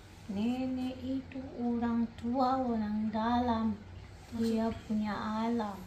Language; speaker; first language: Indonesian; non-native, learner; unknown